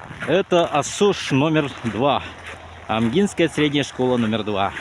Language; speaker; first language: Russian; native; Russian